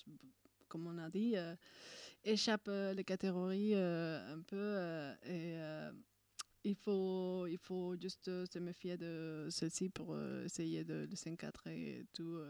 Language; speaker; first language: French; non-native, fluent; Spanish